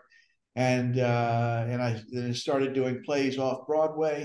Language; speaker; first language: English; native; English